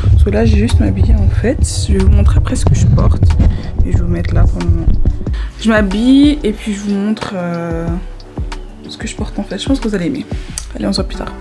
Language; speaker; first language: French; native; French